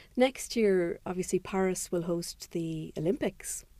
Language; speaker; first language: English; native; English